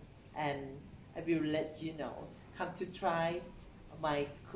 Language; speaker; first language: English; non-native, learner; Thai